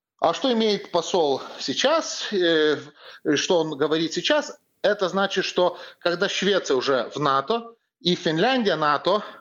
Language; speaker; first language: Russian; non-native, fluent; Lithuanian